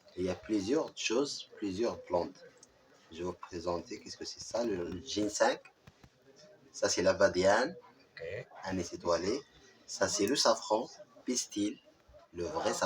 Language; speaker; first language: French; non-native, local second language; Arabic